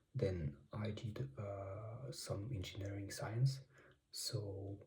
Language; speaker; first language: English; non-native, fluent; French